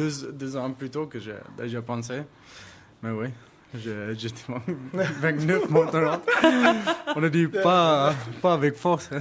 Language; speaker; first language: French; non-native, learner; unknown